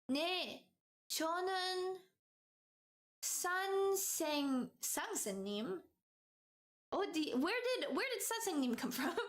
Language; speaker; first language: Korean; non-native, learner; English